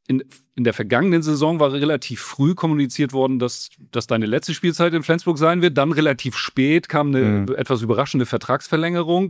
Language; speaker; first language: German; native; German